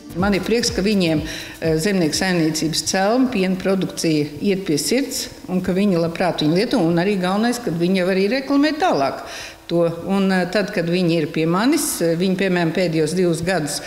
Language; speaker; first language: Latvian; native; Latvian